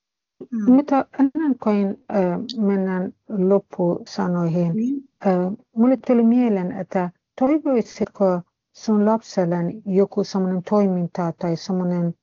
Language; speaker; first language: Finnish; non-native, fluent; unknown